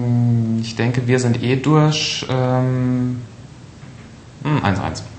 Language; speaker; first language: German; native; German